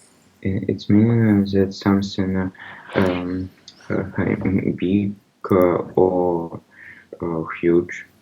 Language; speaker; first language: English; non-native, learner; Russian